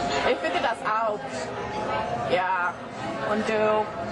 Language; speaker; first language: German; non-native, learner; English